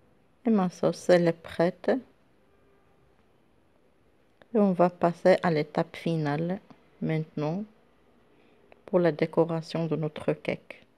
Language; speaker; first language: French; non-native, local second language; Arabic